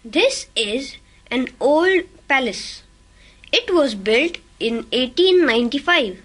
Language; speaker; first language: English; non-native, local second language; Marathi